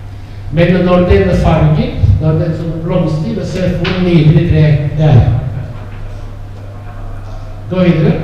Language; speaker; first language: Norwegian; non-native, fluent; Italian